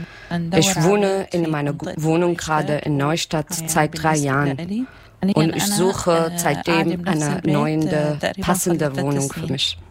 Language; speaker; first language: German; non-native, learner; Arabic